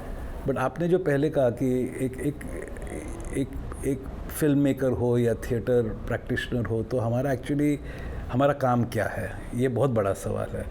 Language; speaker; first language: Hindi; native; Hindi